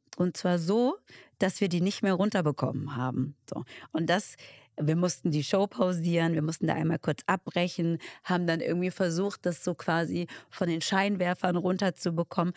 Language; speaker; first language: German; early bilingual, other home language; Tigrinya